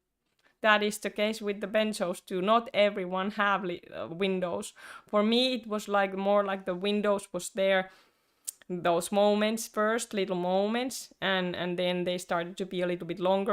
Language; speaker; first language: English; non-native, fluent; Finnish